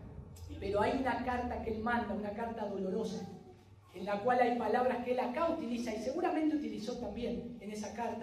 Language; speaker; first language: Spanish; native; Spanish